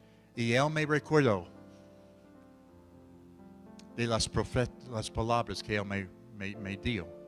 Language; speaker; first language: Spanish; non-native, fluent; English